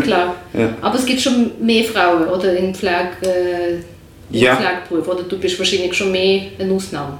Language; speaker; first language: German; native; German